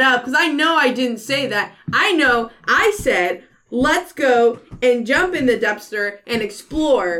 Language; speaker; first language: English; native; English